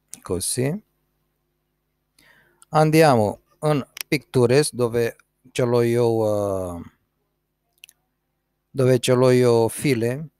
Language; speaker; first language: Italian; non-native, learner; Romanian